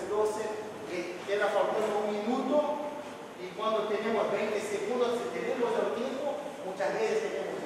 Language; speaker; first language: Spanish; non-native, fluent; Portuguese